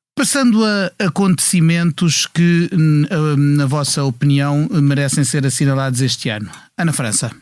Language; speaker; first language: Portuguese; native; Portuguese